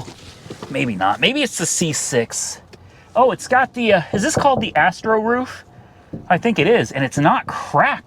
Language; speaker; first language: English; native; English